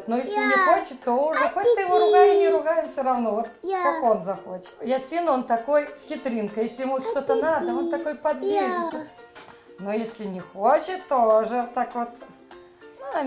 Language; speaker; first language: Russian; native; Russian